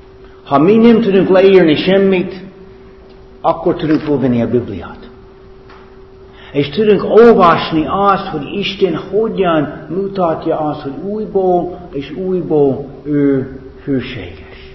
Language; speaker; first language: Hungarian; non-native, fluent; English